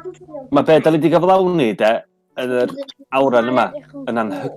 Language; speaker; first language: Welsh; native; Welsh